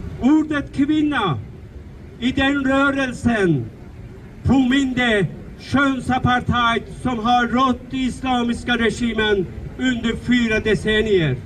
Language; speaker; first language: Swedish; non-native, fluent; Persian